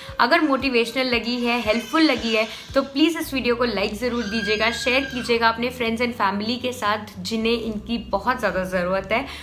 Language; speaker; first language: Hindi; native; Hindi